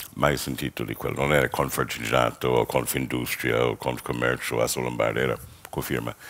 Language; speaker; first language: Italian; non-native, fluent; English